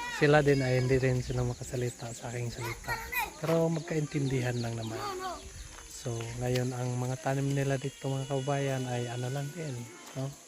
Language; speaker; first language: Filipino; non-native, local second language; Cebuano